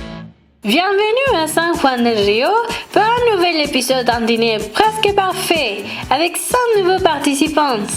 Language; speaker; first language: French; non-native, learner; Spanish